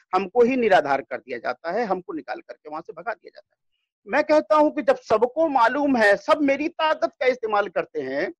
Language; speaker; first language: Hindi; native; Hindi